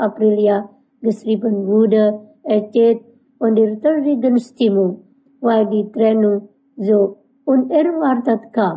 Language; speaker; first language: German; non-native, learner; Indonesian